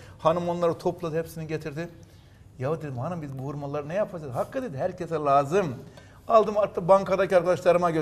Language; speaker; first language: Turkish; native; Turkish